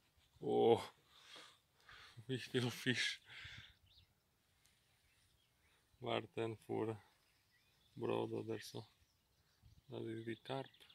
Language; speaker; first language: German; non-native, learner; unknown